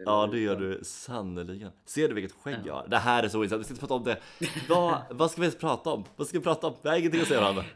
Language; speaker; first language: Swedish; native; Swedish